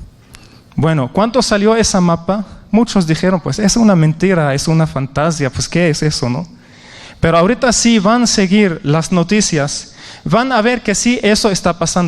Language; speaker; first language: Spanish; non-native, fluent; Arabic